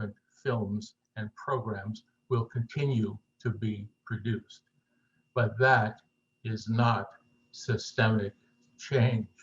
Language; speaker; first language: English; native; English